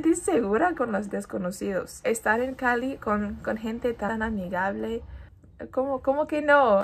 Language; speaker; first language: Spanish; non-native, fluent; English